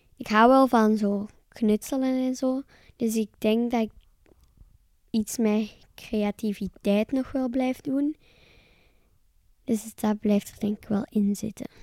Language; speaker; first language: Dutch; native; Dutch